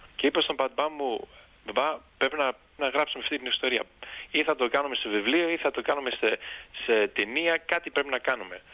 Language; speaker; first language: Greek; early bilingual, heritage; Greek